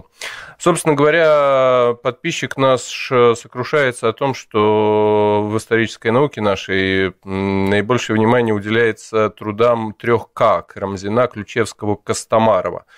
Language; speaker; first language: Russian; native; Russian